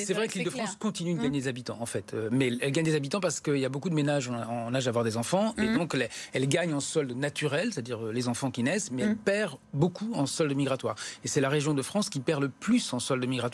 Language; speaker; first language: French; native; French